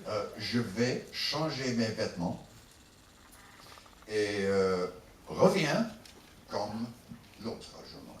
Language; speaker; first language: French; non-native, learner; English